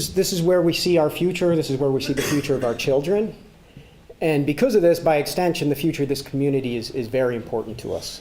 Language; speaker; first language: English; native; English